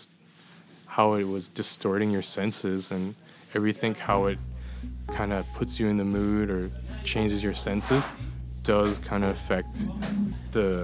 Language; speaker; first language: English; native; English